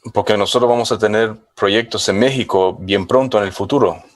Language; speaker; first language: Spanish; non-native, fluent; English